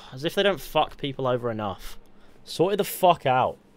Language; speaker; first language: English; native; English